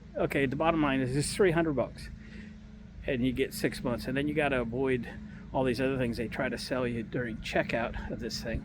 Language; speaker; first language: English; native; English